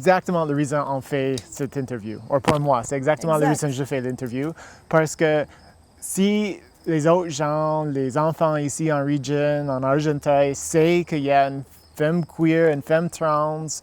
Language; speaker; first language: French; non-native, local second language; English